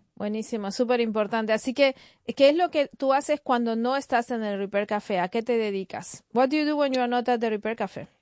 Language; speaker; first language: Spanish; native; Spanish